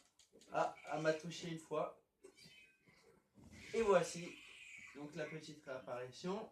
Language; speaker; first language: French; native; French